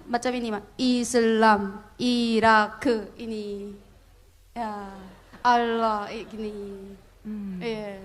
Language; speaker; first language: Indonesian; non-native, learner; Korean